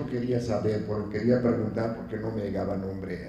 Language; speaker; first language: Spanish; non-native, fluent; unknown